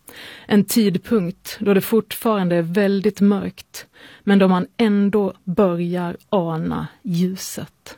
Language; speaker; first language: Swedish; native; Swedish